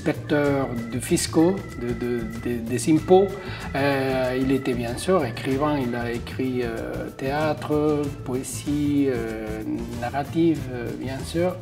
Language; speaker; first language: French; non-native, fluent; Spanish